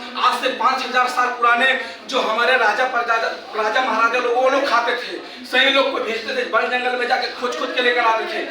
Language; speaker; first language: Hindi; native; Hindi